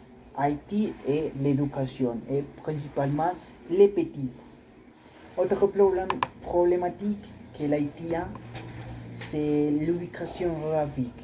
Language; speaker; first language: French; non-native, learner; Spanish